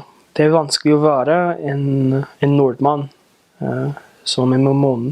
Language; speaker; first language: Norwegian; non-native, fluent; English